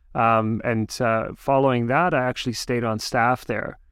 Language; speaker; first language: English; early bilingual, other home language; German